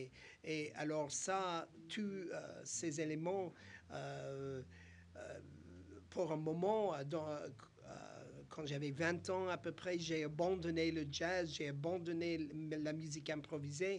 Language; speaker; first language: French; non-native, fluent; English